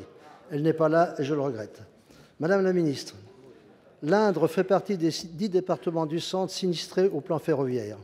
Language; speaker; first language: French; native; French